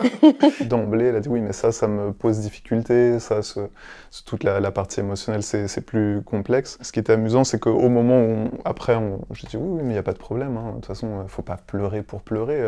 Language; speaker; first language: French; native; French